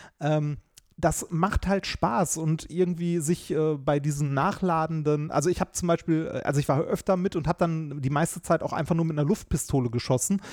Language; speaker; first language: German; native; German